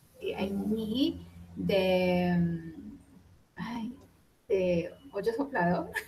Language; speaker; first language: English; non-native, learner; Spanish